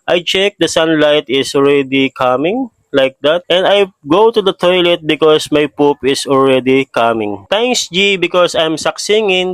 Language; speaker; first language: English; non-native, learner; Filipino